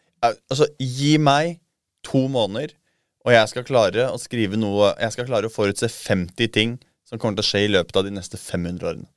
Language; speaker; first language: Norwegian; native; Norwegian